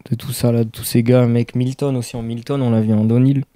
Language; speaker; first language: French; native; French